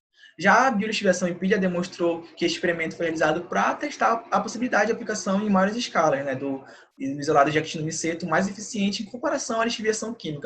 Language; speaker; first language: Portuguese; native; Portuguese